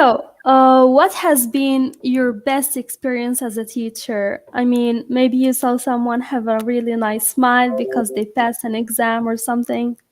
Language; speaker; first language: English; non-native, fluent; Arabic